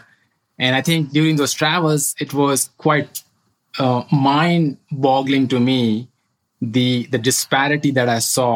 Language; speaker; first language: English; non-native, local second language; Hindi